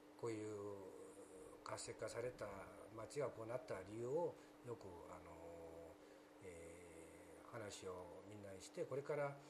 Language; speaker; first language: Japanese; non-native, fluent; Korean